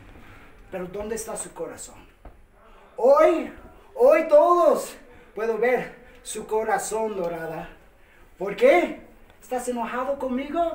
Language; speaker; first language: Spanish; non-native, fluent; English